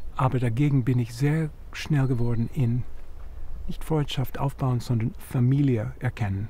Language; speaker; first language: German; non-native, fluent; Croatian